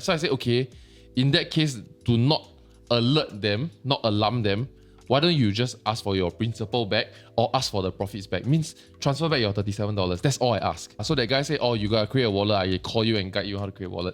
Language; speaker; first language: English; native; English